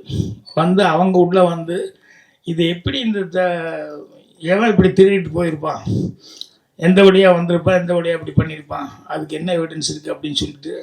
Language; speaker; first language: Tamil; native; Tamil